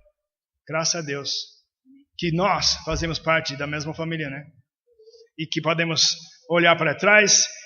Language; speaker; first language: Portuguese; non-native, fluent; English